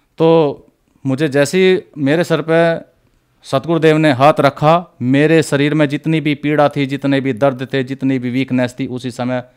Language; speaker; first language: Hindi; native; Hindi